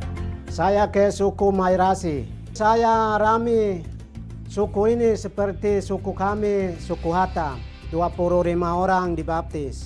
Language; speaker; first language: Indonesian; non-native, local second language; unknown